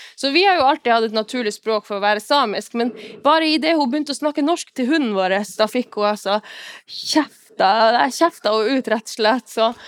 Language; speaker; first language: Norwegian; non-native, local second language; Northern Sami